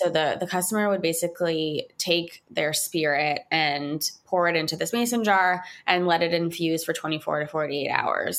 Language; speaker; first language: English; native; English